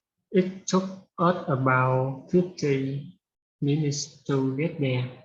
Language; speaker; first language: English; non-native, learner; Vietnamese